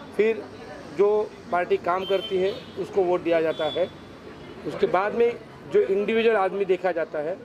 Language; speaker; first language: Hindi; non-native, local second language; Marathi